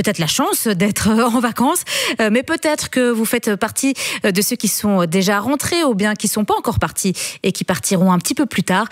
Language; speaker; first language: French; native; French